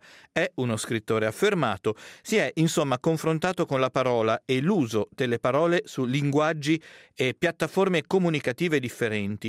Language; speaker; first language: Italian; native; Italian